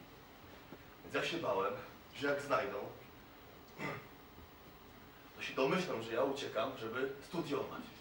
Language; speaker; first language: Polish; non-native, fluent; Kurdish